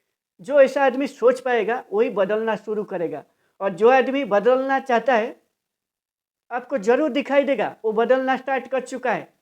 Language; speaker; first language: Hindi; non-native, local second language; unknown